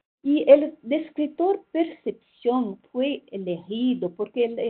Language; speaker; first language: Spanish; non-native, fluent; Portuguese